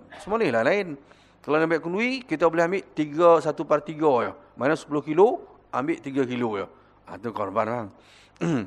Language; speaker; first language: Malay; native; Malay